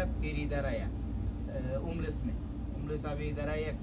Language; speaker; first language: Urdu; non-native, learner; Bangla